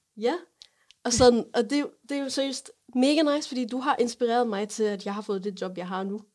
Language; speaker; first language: Danish; non-native, fluent; Arabic